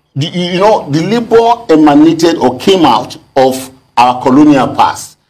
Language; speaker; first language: English; non-native, local second language; Yoruba